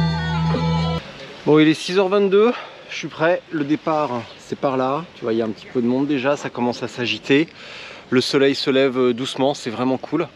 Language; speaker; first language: French; native; French